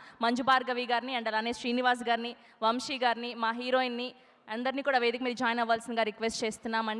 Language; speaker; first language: Telugu; native; Telugu